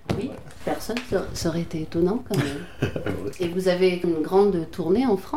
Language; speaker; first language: French; native; French